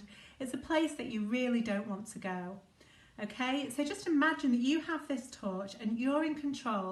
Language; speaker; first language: English; native; English